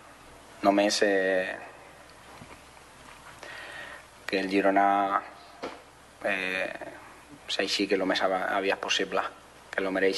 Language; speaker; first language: Catalan; non-native, fluent; Spanish